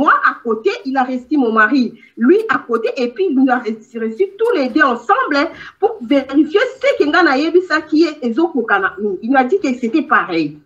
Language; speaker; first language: French; non-native, local second language; Lingala